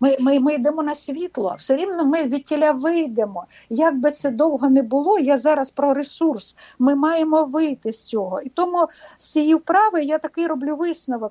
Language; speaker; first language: Ukrainian; non-native, local second language; Russian